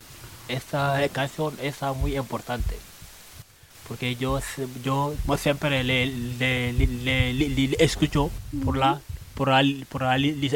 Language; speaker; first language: Spanish; non-native, learner; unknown